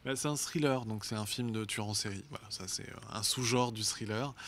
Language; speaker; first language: French; native; French